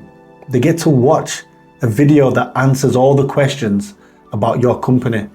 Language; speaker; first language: English; native; English